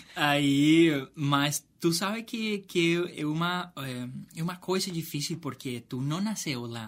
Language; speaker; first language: Portuguese; non-native, fluent; Spanish